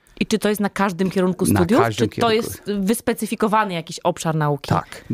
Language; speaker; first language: Polish; native; Polish